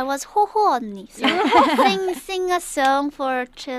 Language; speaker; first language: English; non-native, learner; Korean